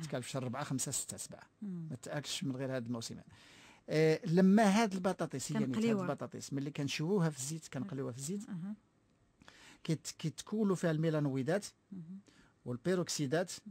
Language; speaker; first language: Arabic; native; Arabic